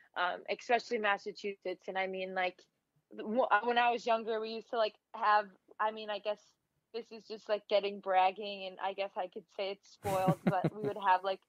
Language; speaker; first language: English; native; English